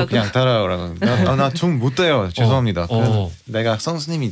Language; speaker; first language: Korean; non-native, fluent; Bulgarian